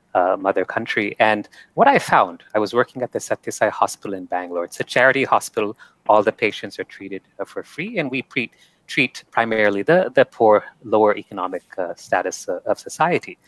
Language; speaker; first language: English; native; English